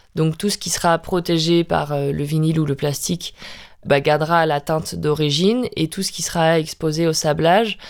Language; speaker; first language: French; native; French